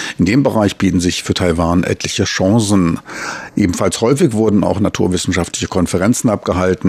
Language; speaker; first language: German; native; German